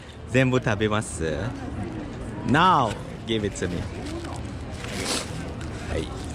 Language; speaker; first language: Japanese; non-native, learner; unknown